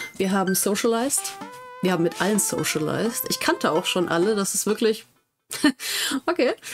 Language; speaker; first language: German; native; German